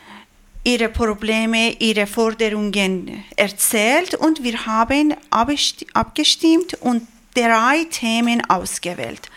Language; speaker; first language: German; non-native, learner; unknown